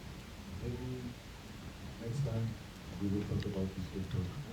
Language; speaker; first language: English; non-native, learner; French